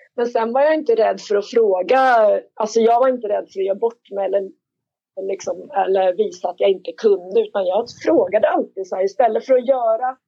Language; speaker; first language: Swedish; native; Swedish